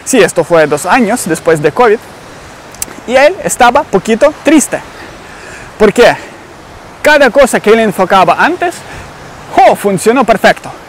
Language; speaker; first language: Spanish; non-native, learner; Ukrainian